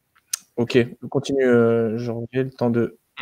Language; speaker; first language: French; native; French